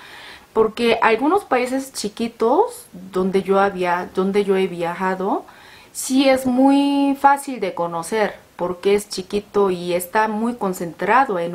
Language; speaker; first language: Spanish; non-native, learner; Korean